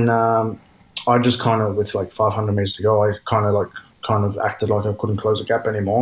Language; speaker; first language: English; native; English